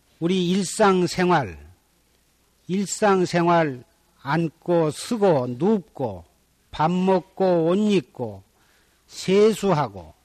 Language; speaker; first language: Korean; native; Korean